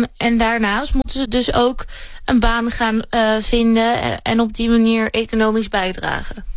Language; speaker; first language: Dutch; native; Dutch